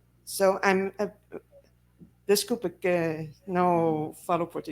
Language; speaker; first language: Portuguese; non-native, learner; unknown